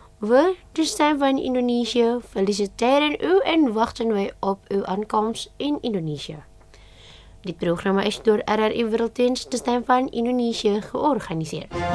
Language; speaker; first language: Dutch; non-native, fluent; Indonesian